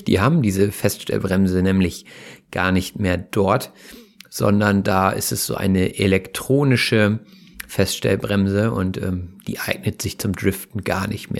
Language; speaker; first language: German; native; German